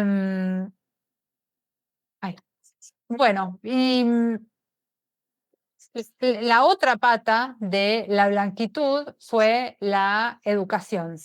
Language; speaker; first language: Spanish; native; Spanish